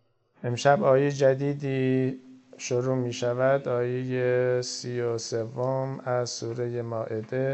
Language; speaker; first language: Persian; native; Persian